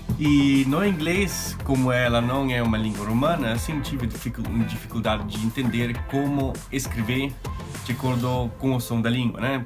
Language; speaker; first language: Portuguese; early bilingual, heritage; Portuguese